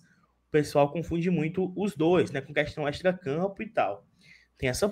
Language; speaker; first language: Portuguese; native; Portuguese